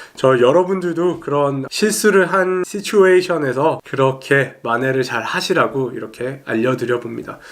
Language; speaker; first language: Korean; early bilingual, heritage; Korean